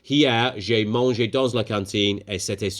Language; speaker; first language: French; non-native, fluent; English